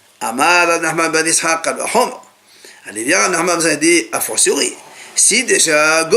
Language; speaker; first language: French; native; French